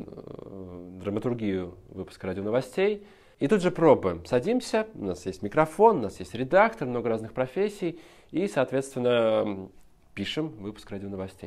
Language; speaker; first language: Russian; native; Russian